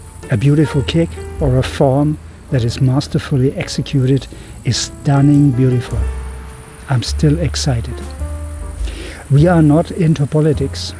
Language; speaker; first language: English; non-native, fluent; German